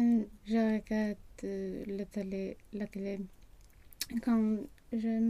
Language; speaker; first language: French; non-native, learner; Swedish